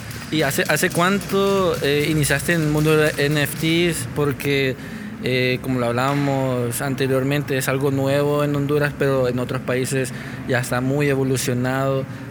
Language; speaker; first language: Spanish; native; Spanish